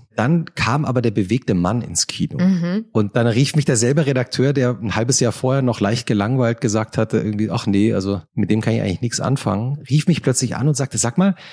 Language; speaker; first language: German; native; German